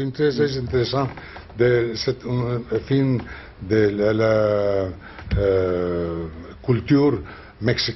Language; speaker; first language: French; non-native, learner; Spanish